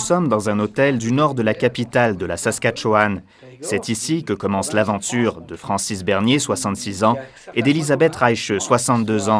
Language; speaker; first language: French; native; French